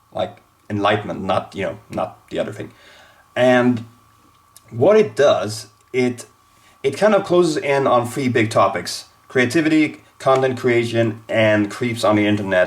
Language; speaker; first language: English; non-native, fluent; Swedish